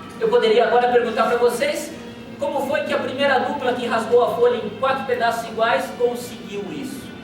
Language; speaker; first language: Portuguese; native; Portuguese